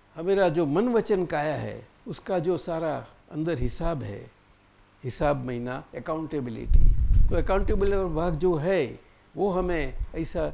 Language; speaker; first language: Hindi; non-native, local second language; Gujarati